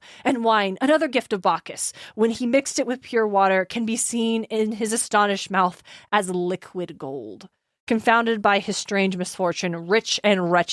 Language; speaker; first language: English; native; English